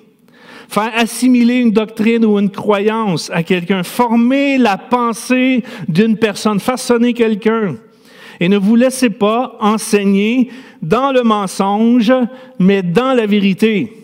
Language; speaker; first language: French; native; French